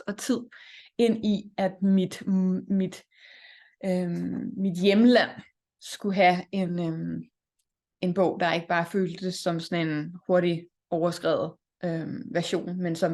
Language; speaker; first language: Danish; native; Danish